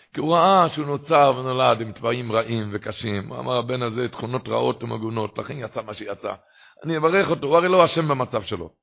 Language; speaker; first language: Hebrew; non-native, local second language; Yiddish